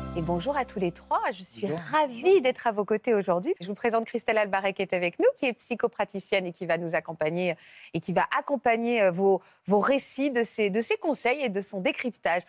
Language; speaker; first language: French; native; French